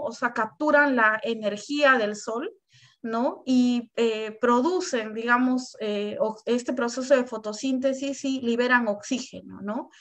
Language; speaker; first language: Spanish; native; Spanish